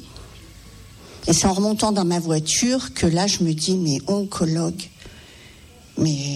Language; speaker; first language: French; native; French